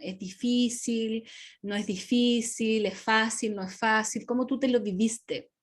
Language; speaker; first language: Spanish; native; Spanish